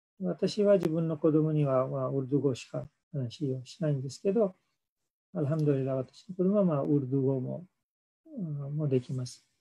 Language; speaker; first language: Japanese; non-native, fluent; Urdu